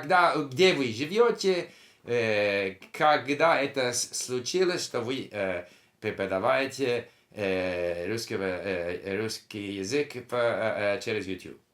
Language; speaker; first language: Russian; non-native, learner; English